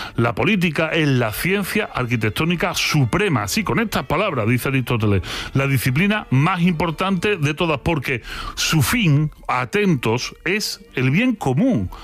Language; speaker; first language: Spanish; native; Spanish